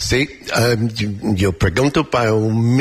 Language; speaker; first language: Spanish; non-native, learner; English